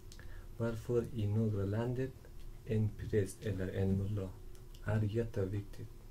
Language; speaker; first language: Swedish; non-native, learner; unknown